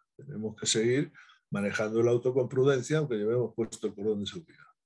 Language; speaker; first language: Spanish; native; Spanish